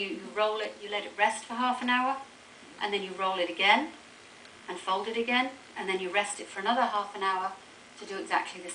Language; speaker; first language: English; native; English